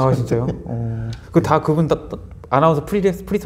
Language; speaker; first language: Korean; native; Korean